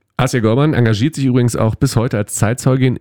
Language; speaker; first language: German; native; German